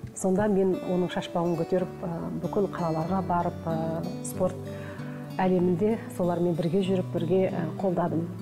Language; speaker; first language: Kazakh; early bilingual, heritage; Kazakh